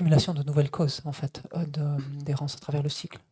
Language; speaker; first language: French; native; French